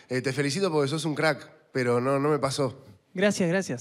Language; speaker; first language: Spanish; native; Spanish